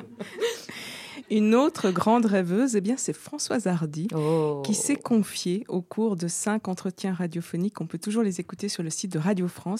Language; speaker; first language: French; native; French